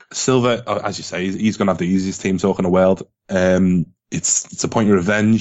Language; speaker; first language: English; native; English